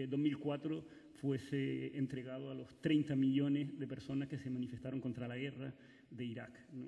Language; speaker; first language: Spanish; native; Spanish